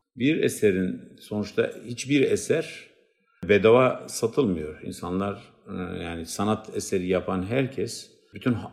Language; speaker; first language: Turkish; non-native, local second language; Kurdish